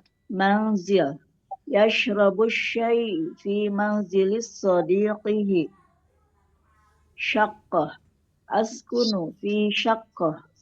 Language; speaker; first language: Arabic; non-native, learner; Indonesian